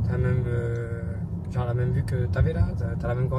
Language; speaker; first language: French; native; French